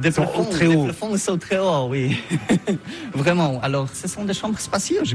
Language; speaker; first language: French; non-native, learner; Polish